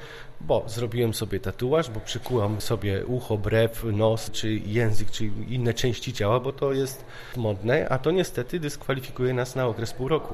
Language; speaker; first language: Polish; native; Polish